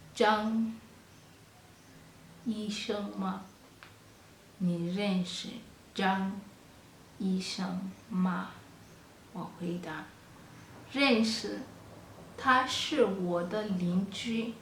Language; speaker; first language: Chinese; non-native, fluent; Kalenjin